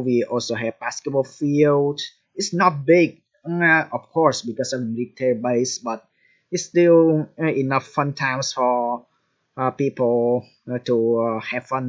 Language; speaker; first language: English; non-native, fluent; Vietnamese